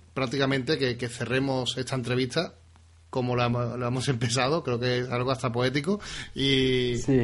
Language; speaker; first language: Spanish; native; Spanish